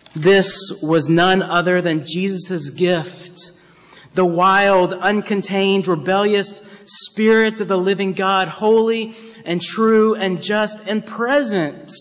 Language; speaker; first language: English; native; English